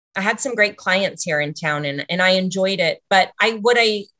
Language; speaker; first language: English; native; English